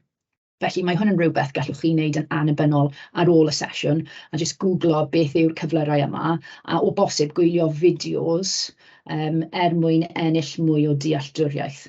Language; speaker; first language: Welsh; native; Welsh